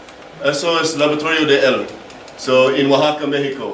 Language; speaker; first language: Spanish; non-native, learner; English